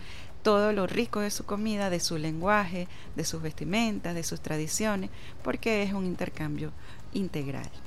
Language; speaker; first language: Spanish; native; Spanish